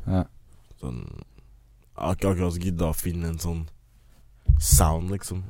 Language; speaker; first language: Norwegian; early bilingual, other home language; Akan